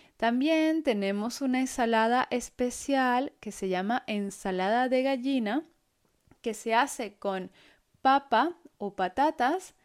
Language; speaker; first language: Spanish; native; Spanish